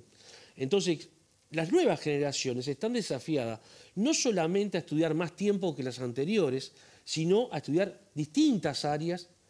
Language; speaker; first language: Spanish; native; Spanish